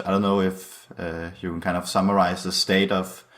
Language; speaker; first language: English; non-native, fluent; Danish